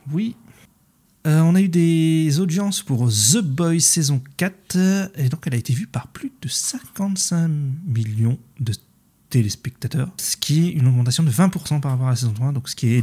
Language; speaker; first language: French; native; French